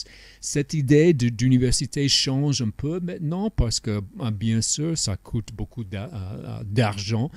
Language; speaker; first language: French; non-native, fluent; English